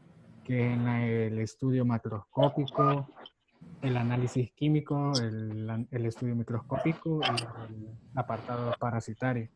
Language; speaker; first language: Spanish; native; Spanish